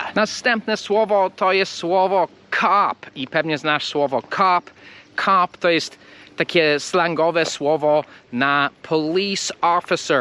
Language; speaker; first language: Polish; non-native, fluent; English